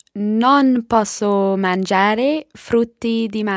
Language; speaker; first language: Italian; non-native, learner; English